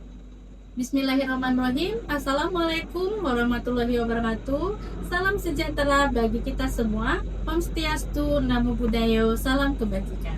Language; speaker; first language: Indonesian; native; Indonesian